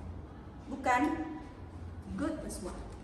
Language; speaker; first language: English; non-native, fluent; Indonesian